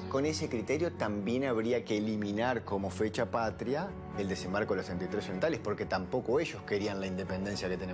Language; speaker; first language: Spanish; native; Spanish